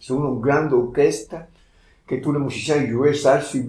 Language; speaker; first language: French; non-native, fluent; Spanish